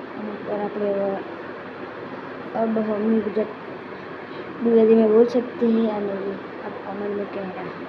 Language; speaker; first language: Hindi; non-native, local second language; Gujarati